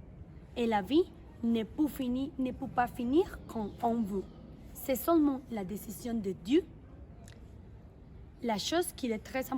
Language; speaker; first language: French; non-native, learner; Spanish